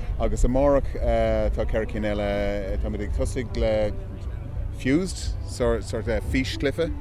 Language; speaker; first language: Irish; non-native, local second language; English